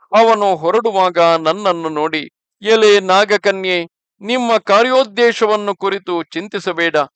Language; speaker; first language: Kannada; native; Kannada